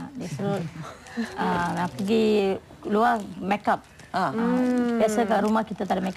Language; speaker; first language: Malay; non-native, local second language; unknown